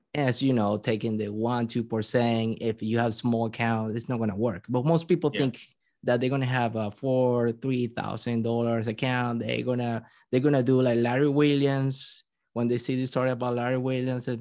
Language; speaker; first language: English; non-native, fluent; Spanish